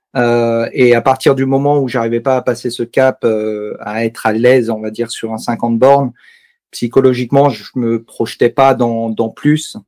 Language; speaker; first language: French; native; French